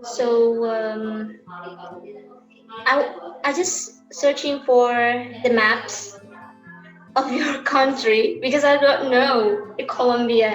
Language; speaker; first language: English; non-native, learner; Indonesian